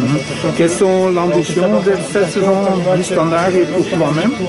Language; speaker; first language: French; non-native, local second language; Dutch